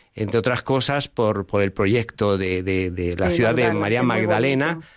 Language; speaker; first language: Spanish; native; Spanish